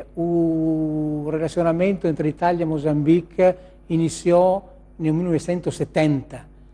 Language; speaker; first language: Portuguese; non-native, learner; Italian